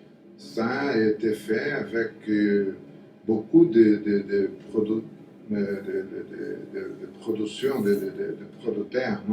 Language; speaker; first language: French; non-native, fluent; Portuguese